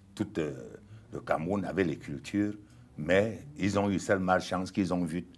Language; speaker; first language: French; non-native, local second language; Ghomala